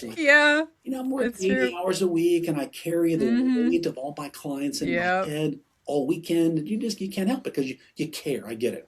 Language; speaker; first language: English; native; English